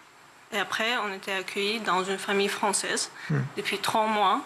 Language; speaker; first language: French; non-native, learner; Ukrainian